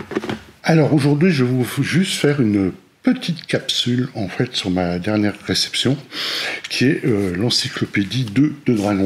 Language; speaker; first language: French; native; French